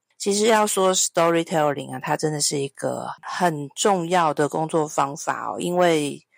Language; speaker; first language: Chinese; native; Chinese